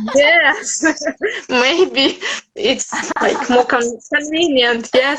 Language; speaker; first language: English; non-native, learner; Russian